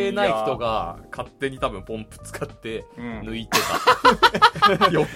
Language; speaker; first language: Japanese; native; Japanese